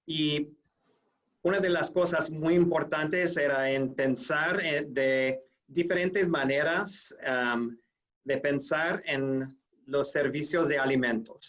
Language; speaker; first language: Spanish; non-native, fluent; English